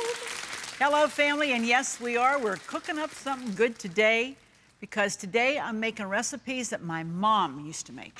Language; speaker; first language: English; native; English